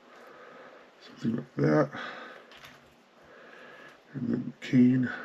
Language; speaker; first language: English; native; English